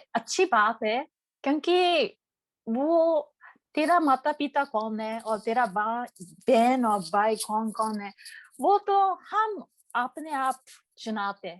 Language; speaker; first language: Hindi; non-native, learner; Japanese